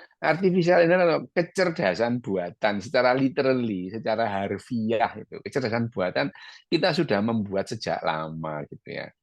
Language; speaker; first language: Indonesian; early bilingual, other home language; Arabic